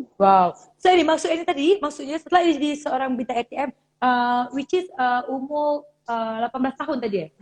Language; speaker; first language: Malay; native; Malay